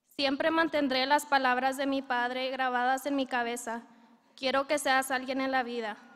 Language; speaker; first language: Spanish; early bilingual, heritage; Spanish